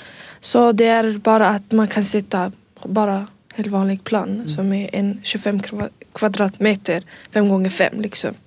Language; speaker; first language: Swedish; early bilingual, other home language; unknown